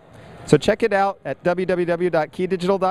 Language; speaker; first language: English; native; English